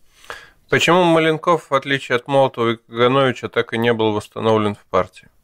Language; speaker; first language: Russian; native; Russian